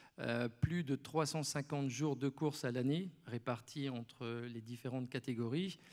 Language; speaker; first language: French; native; French